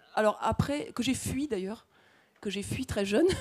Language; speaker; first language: French; native; French